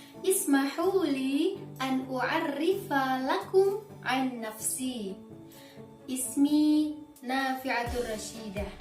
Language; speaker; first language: Arabic; non-native, fluent; Indonesian